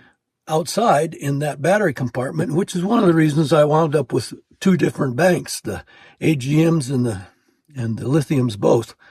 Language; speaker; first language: English; native; English